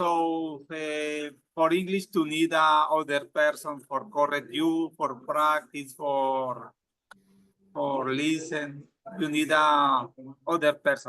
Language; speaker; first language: English; non-native, learner; Spanish